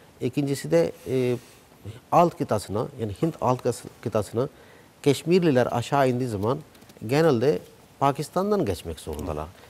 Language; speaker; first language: Turkish; non-native, fluent; Urdu